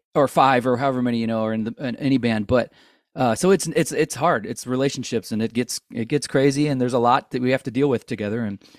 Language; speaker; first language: English; native; English